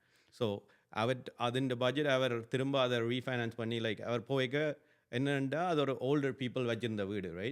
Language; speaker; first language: Tamil; early bilingual, other home language; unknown